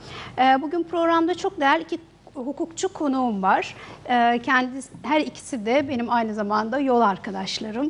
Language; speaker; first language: Turkish; native; Turkish